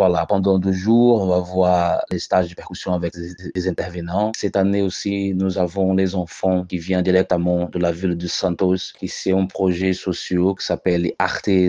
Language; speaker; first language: French; non-native, fluent; Portuguese